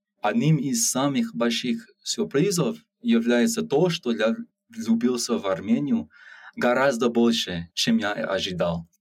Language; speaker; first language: Russian; non-native, learner; English